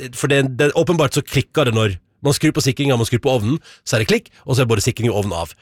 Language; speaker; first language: Norwegian; native; Norwegian